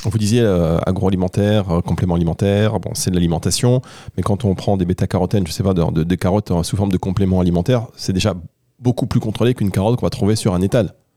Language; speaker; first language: French; native; French